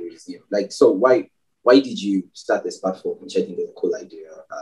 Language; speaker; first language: English; non-native, local second language; North Ndebele